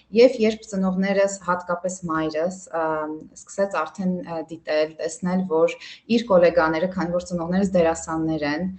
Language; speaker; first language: Armenian; early bilingual, heritage; Armenian